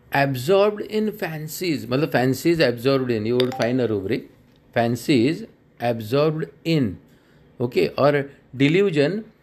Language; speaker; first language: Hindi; non-native, local second language; Marathi